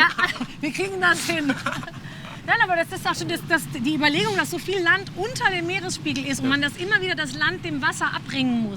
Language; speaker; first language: German; native; German